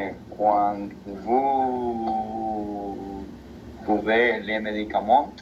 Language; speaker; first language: French; non-native, learner; Spanish